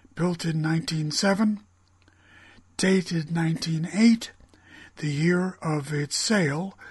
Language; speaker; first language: English; native; English